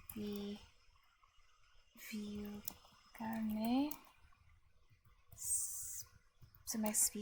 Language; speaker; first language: Danish; non-native, learner; English